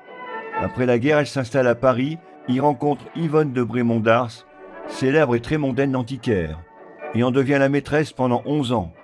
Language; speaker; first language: French; native; French